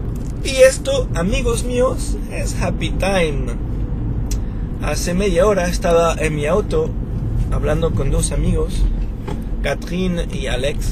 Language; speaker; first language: Spanish; non-native, fluent; French